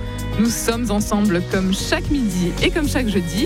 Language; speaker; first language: French; native; French